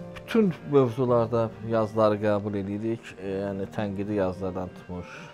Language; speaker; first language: Azerbaijani; non-native, local second language; Talysh